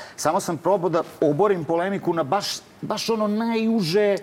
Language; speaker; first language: Serbian; native; Serbian